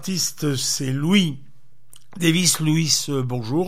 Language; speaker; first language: French; native; French